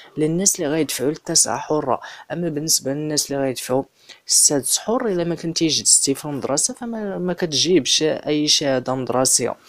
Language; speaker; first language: Arabic; native; Arabic